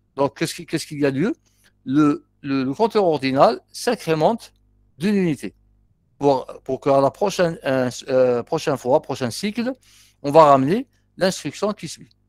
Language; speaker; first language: French; non-native, local second language; Arabic